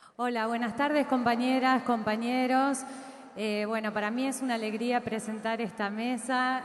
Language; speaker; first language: Spanish; native; Spanish